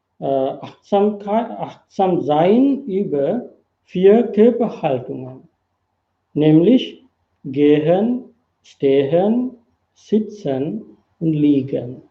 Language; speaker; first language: German; non-native, fluent; Sinhala